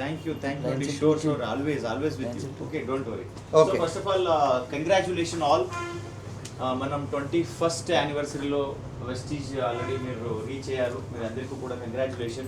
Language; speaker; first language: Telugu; non-native, learner; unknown